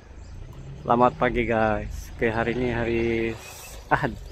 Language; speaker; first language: Indonesian; non-native, local second language; Malay